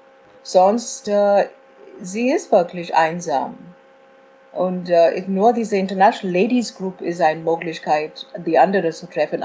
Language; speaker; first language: German; non-native, fluent; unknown